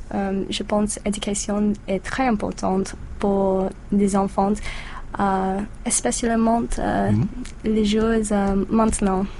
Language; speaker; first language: French; non-native, learner; English